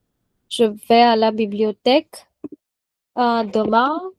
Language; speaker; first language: French; non-native, fluent; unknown